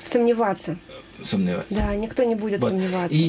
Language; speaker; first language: Russian; native; Russian